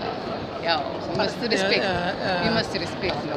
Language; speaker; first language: Swedish; non-native, learner; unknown